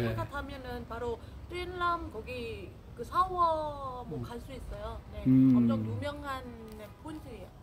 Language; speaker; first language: Korean; non-native, fluent; Vietnamese